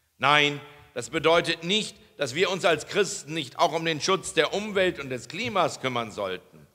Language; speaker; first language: German; native; German